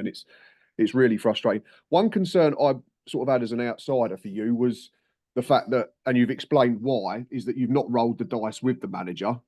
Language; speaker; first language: English; native; English